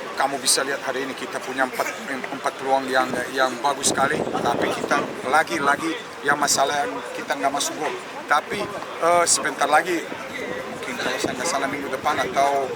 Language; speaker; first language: Indonesian; non-native, learner; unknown